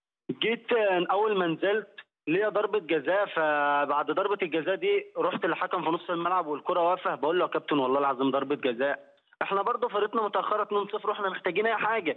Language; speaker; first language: Arabic; native; Arabic